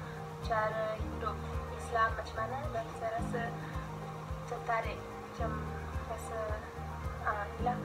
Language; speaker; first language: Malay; non-native, fluent; German